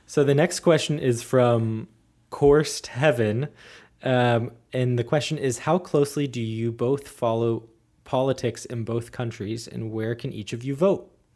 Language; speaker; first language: English; native; English